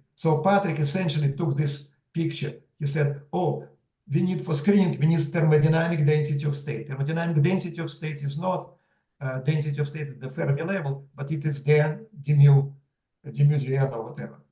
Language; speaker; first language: English; non-native, fluent; Russian